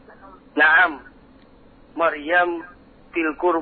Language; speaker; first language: Arabic; non-native, learner; Indonesian